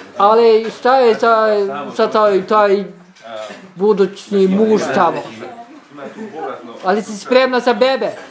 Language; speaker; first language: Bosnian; non-native, learner; Norwegian